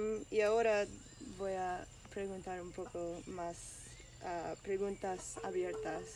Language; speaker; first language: Spanish; non-native, learner; English